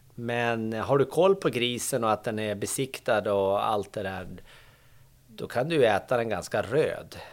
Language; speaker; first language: Swedish; native; Swedish